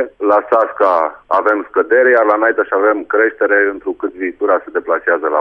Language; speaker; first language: Romanian; native; Romanian